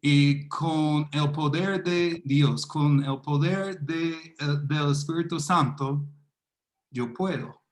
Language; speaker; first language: Spanish; non-native, fluent; English